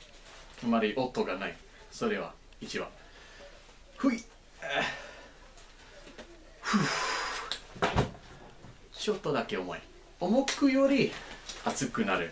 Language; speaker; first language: Japanese; non-native, learner; English